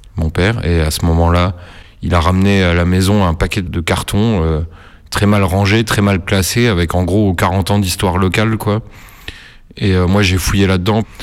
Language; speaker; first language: French; native; French